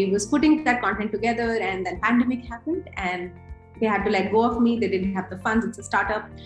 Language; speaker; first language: English; non-native, local second language; Hindi